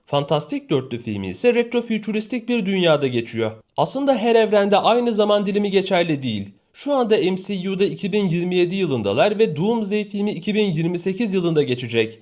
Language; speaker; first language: Turkish; native; Turkish